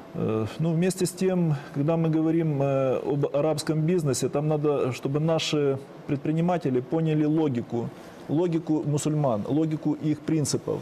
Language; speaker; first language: Russian; native; Russian